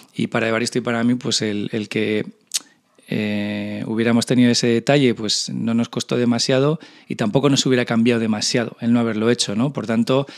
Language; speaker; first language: Spanish; native; Spanish